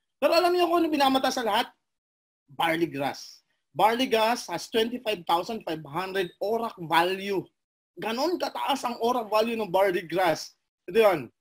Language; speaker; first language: Filipino; non-native, local second language; Cebuano